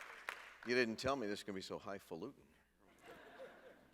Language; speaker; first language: English; native; English